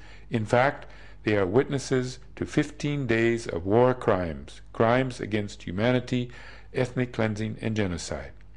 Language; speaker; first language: English; native; English